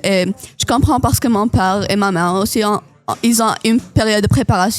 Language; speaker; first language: French; non-native, local second language; Arabic